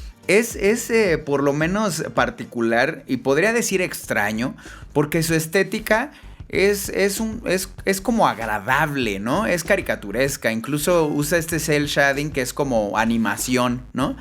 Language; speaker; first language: Spanish; native; Spanish